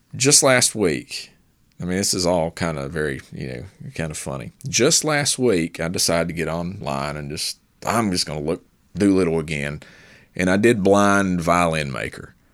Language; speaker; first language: English; native; English